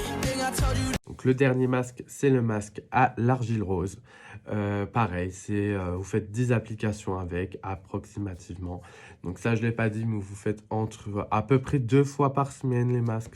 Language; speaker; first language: French; native; French